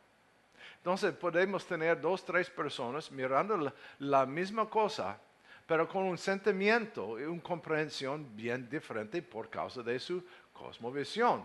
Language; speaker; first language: Spanish; non-native, learner; English